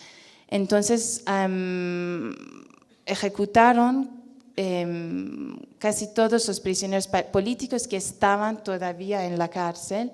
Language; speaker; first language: Spanish; non-native, fluent; Persian